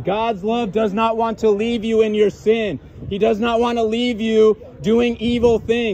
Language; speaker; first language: English; native; English